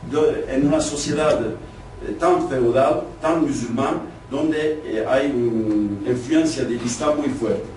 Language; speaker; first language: Spanish; non-native, fluent; Kurdish